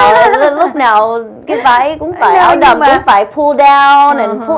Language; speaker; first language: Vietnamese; early bilingual, heritage; Vietnamese